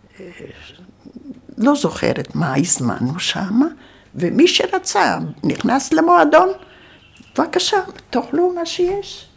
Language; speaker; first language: Hebrew; early bilingual, other home language; Yiddish